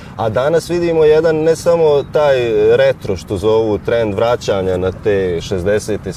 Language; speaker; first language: Serbian; native; Serbian